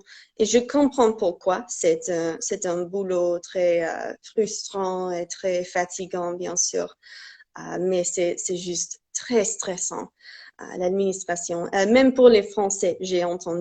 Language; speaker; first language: French; non-native, fluent; English